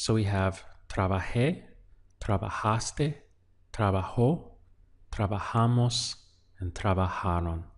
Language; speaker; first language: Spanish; non-native, fluent; English